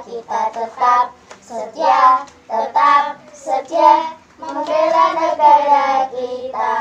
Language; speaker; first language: Indonesian; native; Indonesian